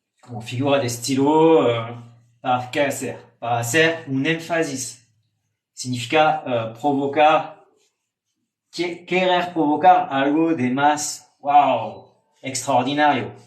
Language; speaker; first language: Spanish; non-native, fluent; French